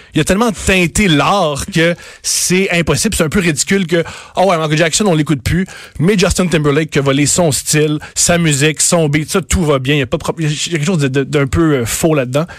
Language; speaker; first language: French; native; French